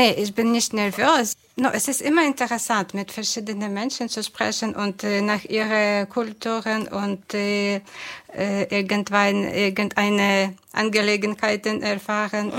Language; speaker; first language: German; non-native, fluent; Ukrainian